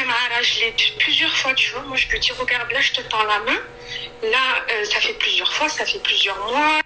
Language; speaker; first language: French; early bilingual, other home language; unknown